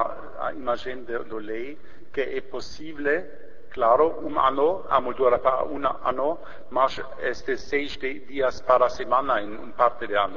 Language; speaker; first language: Portuguese; non-native, learner; German